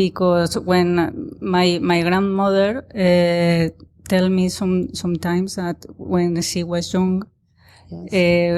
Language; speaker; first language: English; non-native, learner; Spanish